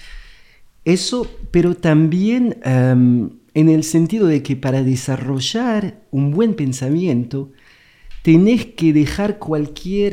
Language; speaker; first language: Spanish; non-native, fluent; French